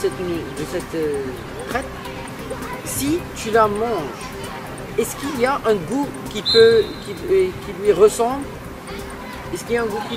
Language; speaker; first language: French; non-native, learner; English